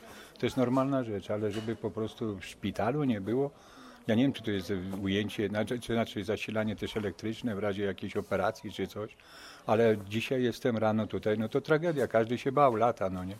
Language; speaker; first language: Polish; native; Polish